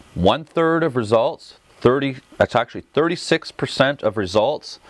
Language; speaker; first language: English; native; English